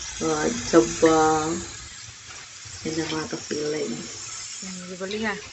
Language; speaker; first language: Filipino; non-native, local second language; Cebuano